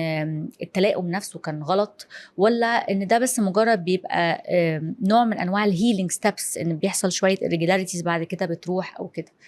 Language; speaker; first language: Arabic; native; Arabic